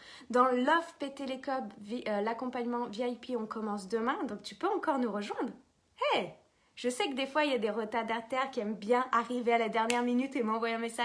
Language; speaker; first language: French; native; French